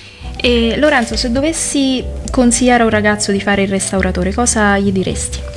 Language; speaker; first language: Italian; native; Italian